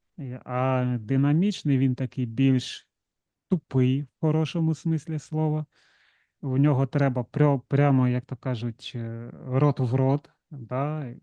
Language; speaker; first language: Ukrainian; non-native, local second language; Russian